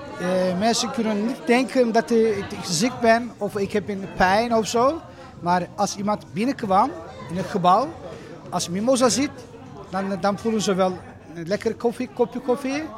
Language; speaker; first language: Dutch; non-native, learner; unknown